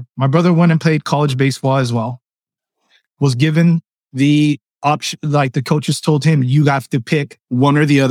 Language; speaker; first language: English; early bilingual, other home language; Spanish